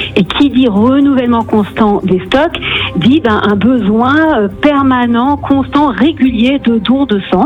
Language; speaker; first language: French; native; French